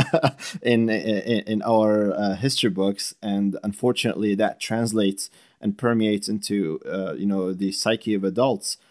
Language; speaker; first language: English; non-native, fluent; Arabic